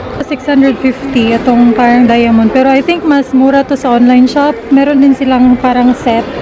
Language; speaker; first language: Filipino; non-native, local second language; Cebuano